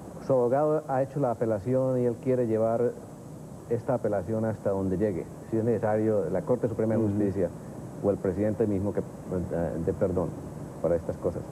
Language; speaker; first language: Spanish; native; Spanish